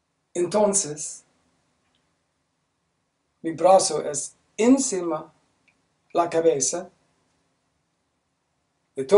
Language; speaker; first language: Spanish; non-native, learner; English